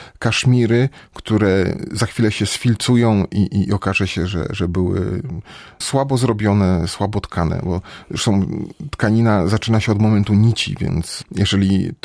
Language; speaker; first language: Polish; native; Polish